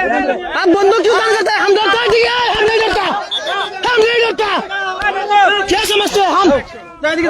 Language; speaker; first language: Hindi; non-native, learner; Bangla